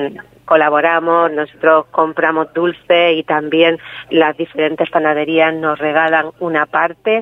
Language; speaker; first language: Spanish; native; Spanish